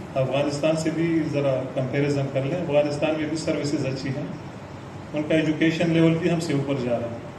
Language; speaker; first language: Urdu; non-native, local second language; Pashto